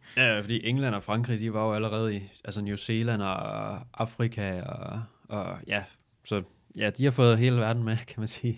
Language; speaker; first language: Danish; native; Danish